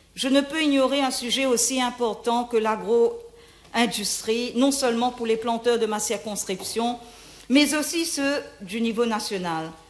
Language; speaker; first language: French; non-native, local second language; Morisyen